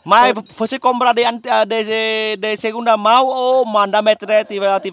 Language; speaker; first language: Portuguese; non-native, learner; Vietnamese